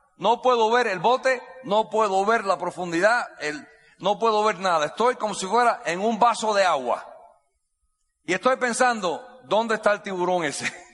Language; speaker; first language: Spanish; non-native, fluent; English